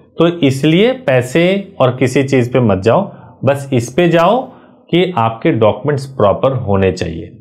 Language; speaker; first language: Hindi; native; Hindi